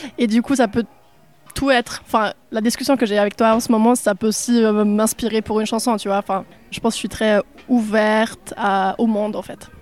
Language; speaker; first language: French; non-native, local second language; Swiss German